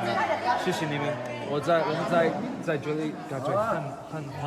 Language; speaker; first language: Chinese; non-native, learner; English